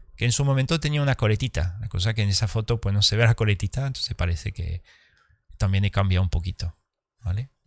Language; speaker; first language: Spanish; early bilingual, heritage; Spanish